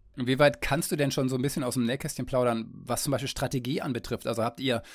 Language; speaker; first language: German; native; German